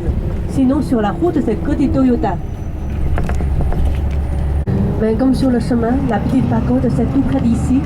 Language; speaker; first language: French; non-native, learner; Chinese